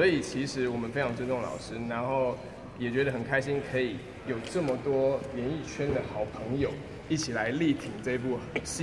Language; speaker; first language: Chinese; native; Chinese